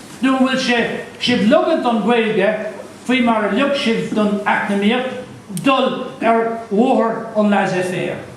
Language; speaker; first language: Irish; native; Irish